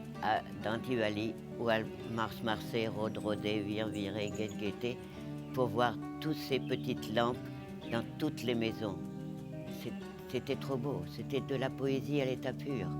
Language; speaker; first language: French; non-native, local second language; Morisyen